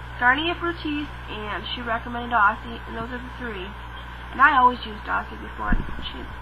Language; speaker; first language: English; native; English